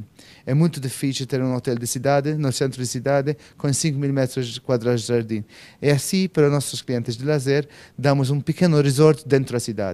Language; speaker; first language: Portuguese; non-native, fluent; Maltese